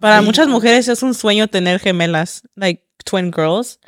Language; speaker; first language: Spanish; early bilingual, heritage; Spanish